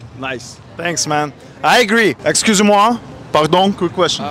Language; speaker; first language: English; non-native, fluent; Russian